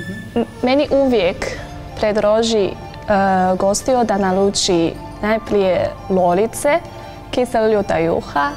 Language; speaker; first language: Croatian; non-native, learner; Chinese